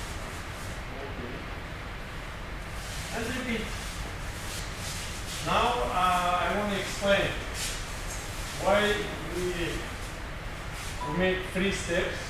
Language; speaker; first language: English; non-native, learner; Russian